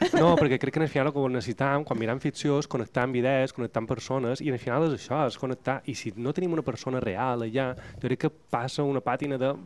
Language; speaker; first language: Catalan; native; Catalan